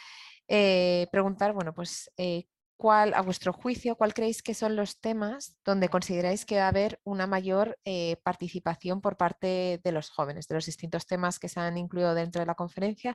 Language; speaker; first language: Spanish; native; Spanish